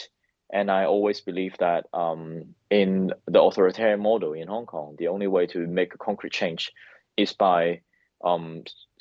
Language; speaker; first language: English; non-native, local second language; Cantonese